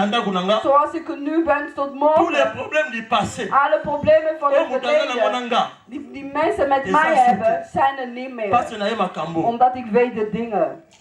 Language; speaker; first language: Dutch; non-native, fluent; Lingala